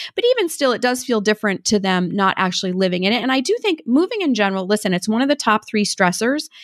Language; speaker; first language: English; native; English